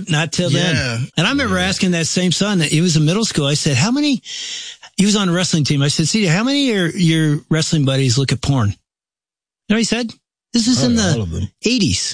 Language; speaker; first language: English; native; English